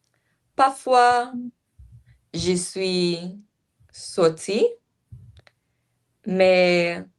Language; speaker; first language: French; non-native, learner; English